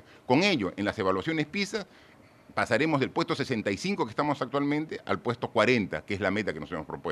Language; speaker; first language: Spanish; native; Spanish